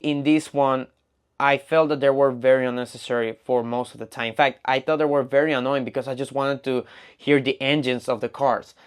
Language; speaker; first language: English; non-native, fluent; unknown